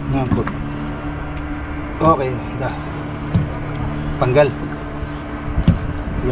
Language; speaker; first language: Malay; non-native, learner; Filipino